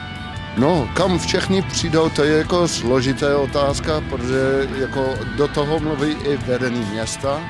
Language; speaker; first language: Czech; non-native, fluent; Dutch